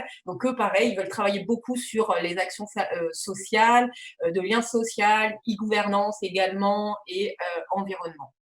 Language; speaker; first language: French; native; French